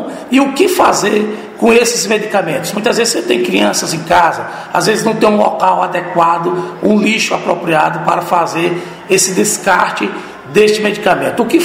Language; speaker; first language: Portuguese; native; Portuguese